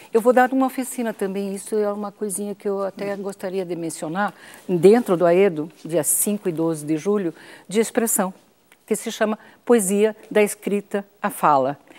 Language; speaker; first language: Portuguese; non-native, fluent; Spanish